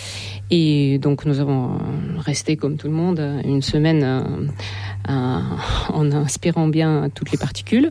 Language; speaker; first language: French; non-native, fluent; Ukrainian